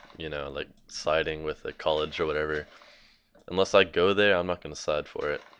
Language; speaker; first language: English; native; English